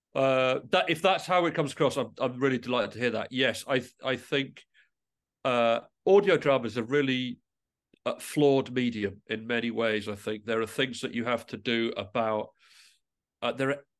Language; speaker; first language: English; native; English